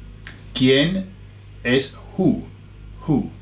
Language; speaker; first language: Spanish; non-native, fluent; English